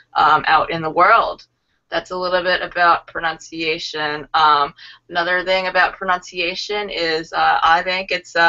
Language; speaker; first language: English; native; English